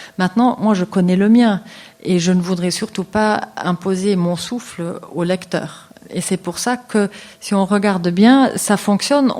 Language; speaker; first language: French; non-native, local second language; Luxembourgish